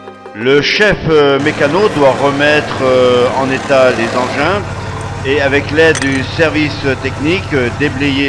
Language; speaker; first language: French; native; French